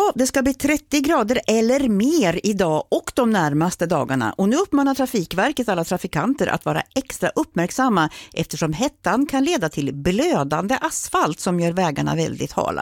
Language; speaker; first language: Swedish; native; Swedish